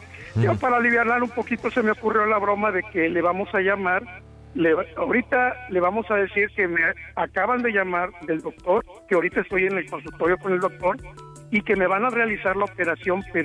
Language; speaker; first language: Spanish; native; Spanish